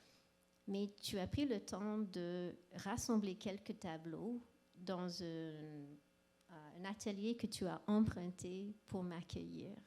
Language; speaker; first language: French; non-native, local second language; English